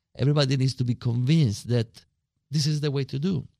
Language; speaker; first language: English; non-native, fluent; Italian